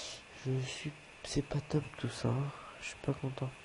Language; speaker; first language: French; native; French